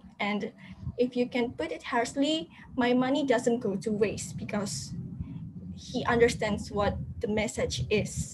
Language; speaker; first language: English; non-native, fluent; Indonesian